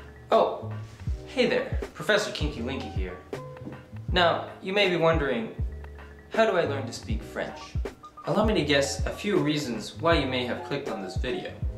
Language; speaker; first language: English; native; English